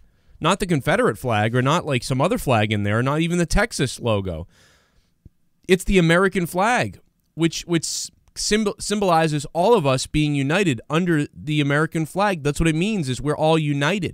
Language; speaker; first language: English; native; English